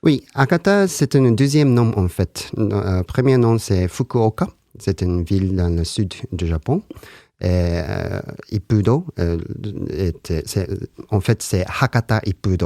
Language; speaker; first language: French; non-native, learner; Japanese